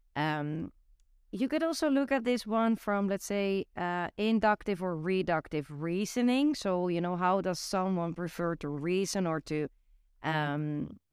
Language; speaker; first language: English; non-native, fluent; Dutch